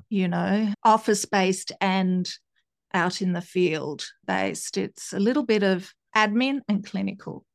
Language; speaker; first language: English; native; English